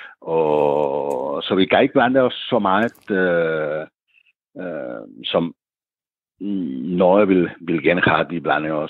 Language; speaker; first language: Danish; non-native, fluent; Catalan